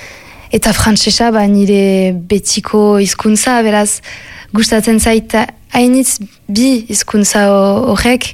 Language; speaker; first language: Basque; non-native, local second language; French